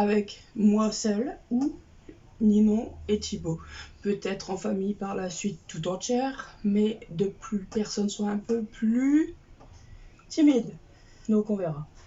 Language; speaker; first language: French; native; French